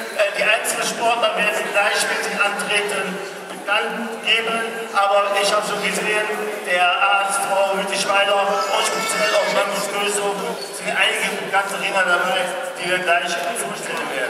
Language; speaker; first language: German; native; German